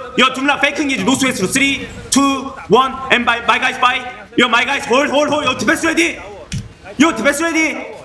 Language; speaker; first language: English; non-native, learner; Korean